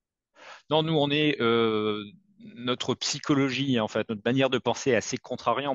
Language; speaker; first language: French; native; French